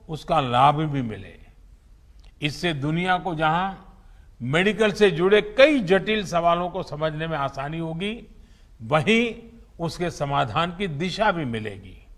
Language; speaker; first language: Hindi; native; Hindi